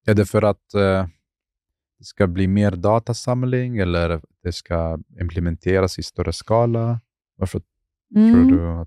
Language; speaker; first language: Swedish; non-native, fluent; Arabic